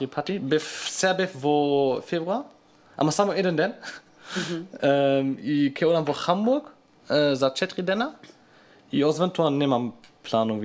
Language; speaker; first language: Macedonian; non-native, learner; German